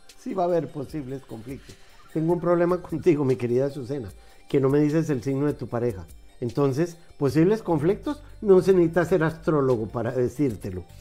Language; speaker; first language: Spanish; native; Spanish